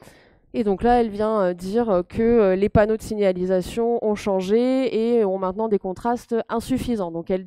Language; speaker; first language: French; native; French